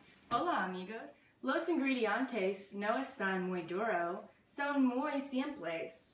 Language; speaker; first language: Spanish; non-native, learner; English